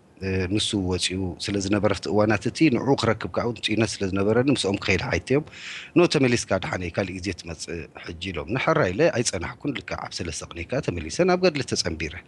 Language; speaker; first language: Tigrinya; native; Tigrinya